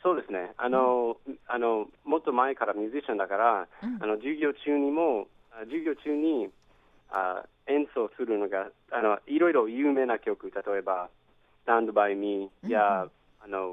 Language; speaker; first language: Japanese; non-native, fluent; English